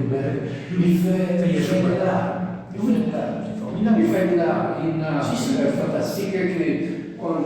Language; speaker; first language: French; non-native, learner; Portuguese